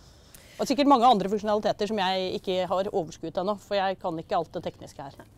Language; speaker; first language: Norwegian; native; Norwegian